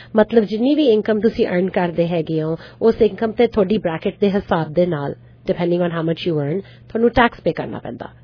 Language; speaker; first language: Punjabi; early bilingual, heritage; Punjabi